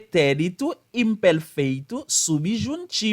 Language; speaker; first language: Portuguese; non-native, fluent; Haitian Creole